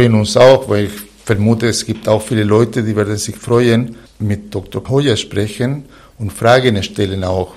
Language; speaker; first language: German; non-native, fluent; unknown